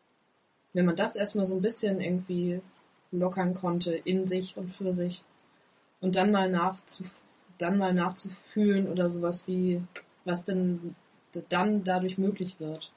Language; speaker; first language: German; native; German